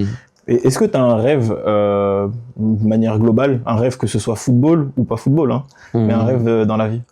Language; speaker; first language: French; native; French